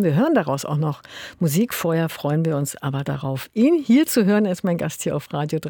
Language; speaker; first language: German; native; German